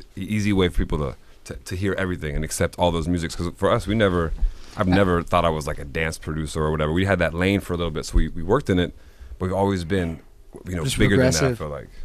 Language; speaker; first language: English; native; English